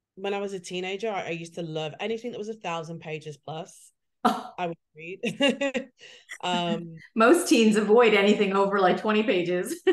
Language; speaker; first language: English; native; English